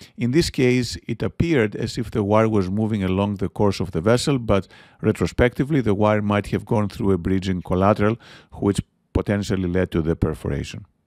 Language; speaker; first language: English; non-native, fluent; Greek